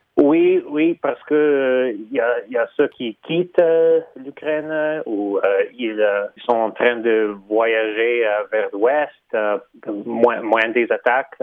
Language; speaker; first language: French; early bilingual, heritage; Ukrainian